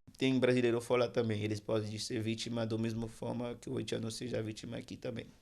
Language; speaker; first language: Portuguese; non-native, fluent; Haitian Creole